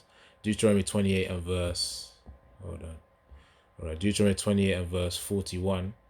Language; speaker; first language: English; native; English